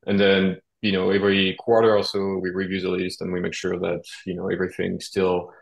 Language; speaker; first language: English; non-native, fluent; French